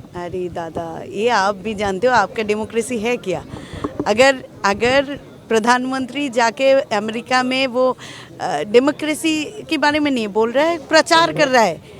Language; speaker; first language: Hindi; non-native, local second language; Bangla